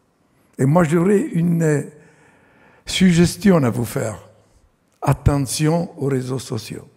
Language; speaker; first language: French; non-native, fluent; Italian